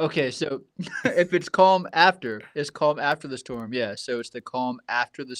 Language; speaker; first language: English; native; English